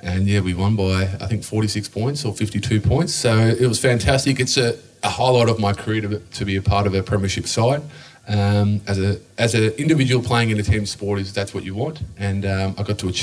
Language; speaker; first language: English; native; English